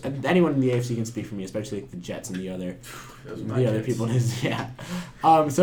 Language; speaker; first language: English; native; English